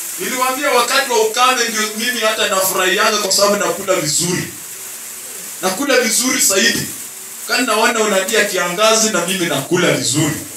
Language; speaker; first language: Swahili; non-native, local second language; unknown